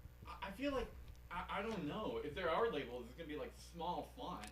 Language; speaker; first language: English; native; English